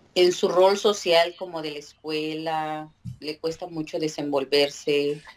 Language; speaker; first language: Spanish; native; Spanish